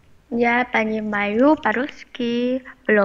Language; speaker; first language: Russian; non-native, learner; Vietnamese